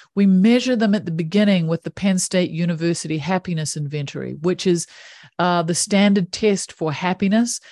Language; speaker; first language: English; native; English